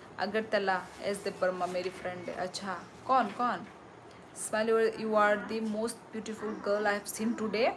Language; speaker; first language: Hindi; non-native, local second language; Kok Borok